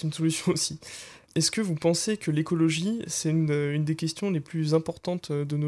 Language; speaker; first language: French; native; French